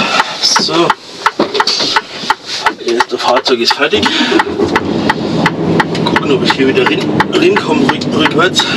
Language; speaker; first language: German; native; German